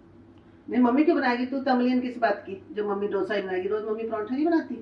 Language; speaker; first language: Hindi; native; Hindi